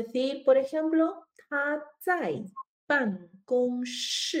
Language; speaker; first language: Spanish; early bilingual, other home language; Chinese